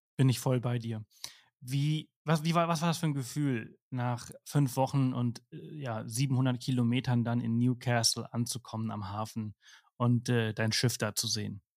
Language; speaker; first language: German; non-native, fluent; Spanish